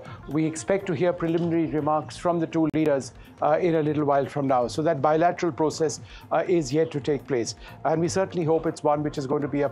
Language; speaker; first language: English; non-native, local second language; Bangla